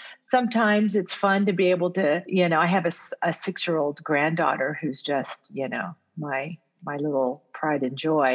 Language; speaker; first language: English; early bilingual, other home language; Italian